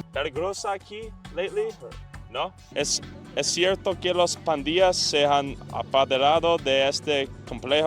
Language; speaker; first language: Spanish; non-native, learner; English